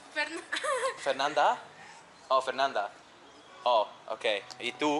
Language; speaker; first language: Spanish; non-native, learner; English